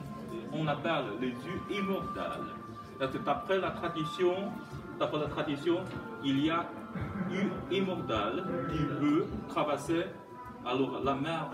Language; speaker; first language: French; non-native, fluent; Chinese